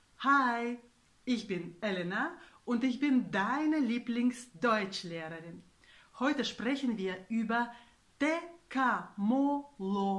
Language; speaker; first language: German; non-native, fluent; Russian